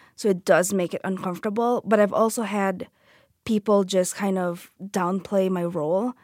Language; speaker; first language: English; non-native, local second language; Filipino